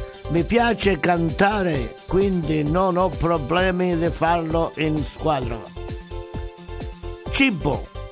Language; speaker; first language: Italian; native; Italian